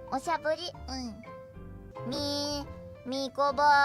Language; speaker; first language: Japanese; non-native, learner; Indonesian